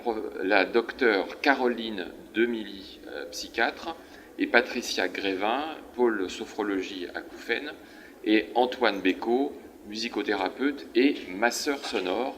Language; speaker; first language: French; native; French